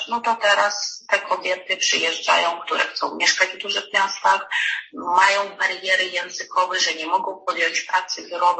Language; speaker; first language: Polish; non-native, fluent; Ukrainian